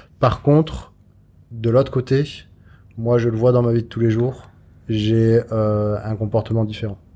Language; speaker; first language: French; native; French